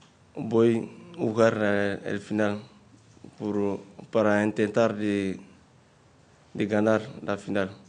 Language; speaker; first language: Spanish; non-native, learner; French